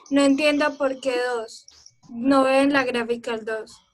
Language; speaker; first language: Spanish; native; Spanish